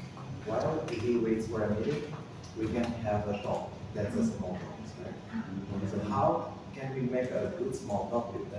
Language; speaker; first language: English; non-native, fluent; Indonesian